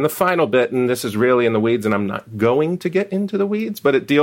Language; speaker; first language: English; native; English